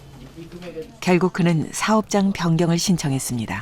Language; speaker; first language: Korean; native; Korean